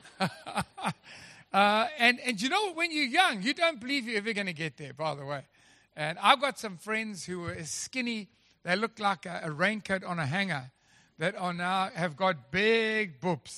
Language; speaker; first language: English; native; English